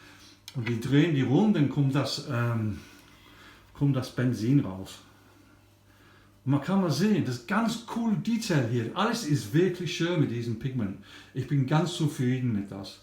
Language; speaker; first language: German; non-native, learner; English